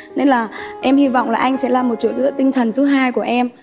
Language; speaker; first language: Vietnamese; native; Vietnamese